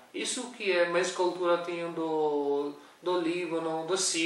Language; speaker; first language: Portuguese; non-native, learner; Urdu